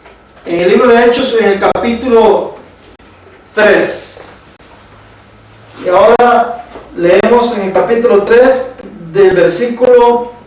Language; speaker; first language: Spanish; native; Spanish